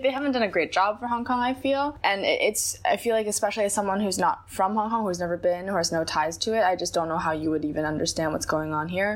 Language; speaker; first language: English; non-native, local second language; Chinese